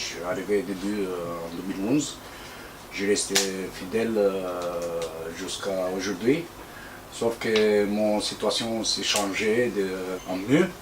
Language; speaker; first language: French; non-native, learner; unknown